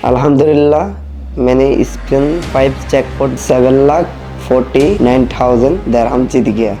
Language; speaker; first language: Hindi; non-native, learner; Bangla